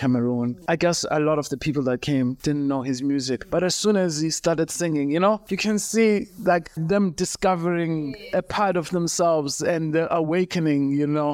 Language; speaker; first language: English; non-native, local second language; Xhosa